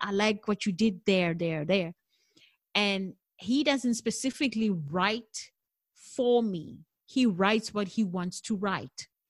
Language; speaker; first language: English; non-native, local second language; Northern Sotho